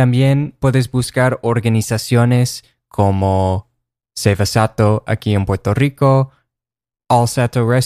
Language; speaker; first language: Spanish; non-native, fluent; English